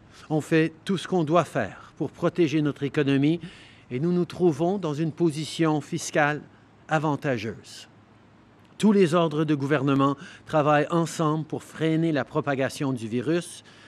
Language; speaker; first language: French; early bilingual, heritage; French